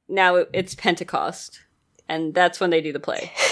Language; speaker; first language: English; native; English